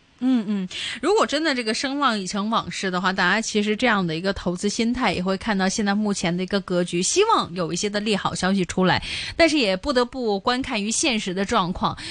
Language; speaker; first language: Chinese; non-native, local second language; Cantonese